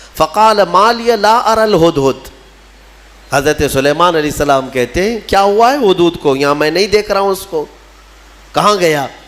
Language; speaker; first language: Urdu; native; Urdu